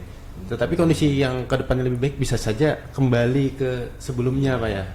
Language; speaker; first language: Indonesian; non-native, local second language; Banjar